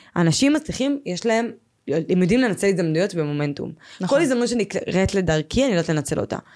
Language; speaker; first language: Hebrew; native; Hebrew